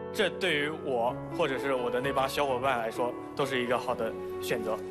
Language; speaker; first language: Chinese; native; Chinese